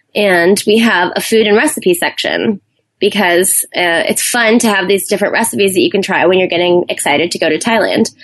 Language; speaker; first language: English; native; English